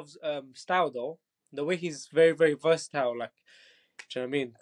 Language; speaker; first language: English; non-native, local second language; Bangla